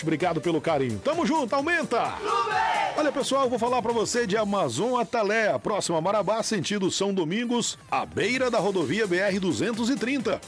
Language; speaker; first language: Portuguese; native; Portuguese